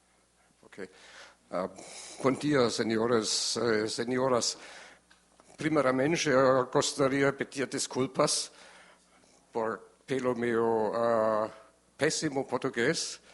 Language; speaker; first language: Portuguese; non-native, learner; German